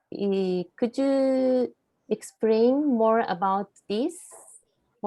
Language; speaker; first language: English; non-native, fluent; Japanese